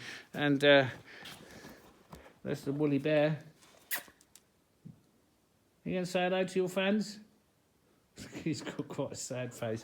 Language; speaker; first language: English; native; English